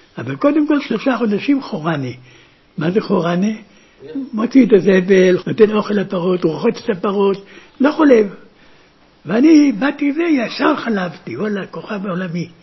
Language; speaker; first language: Hebrew; early bilingual, other home language; German